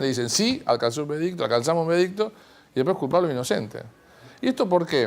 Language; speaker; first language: Spanish; native; Spanish